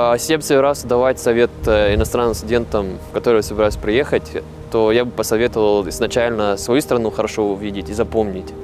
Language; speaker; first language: Russian; non-native, fluent; Arabic